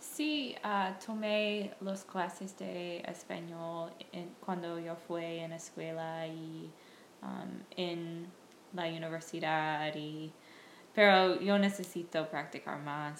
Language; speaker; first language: Spanish; non-native, learner; English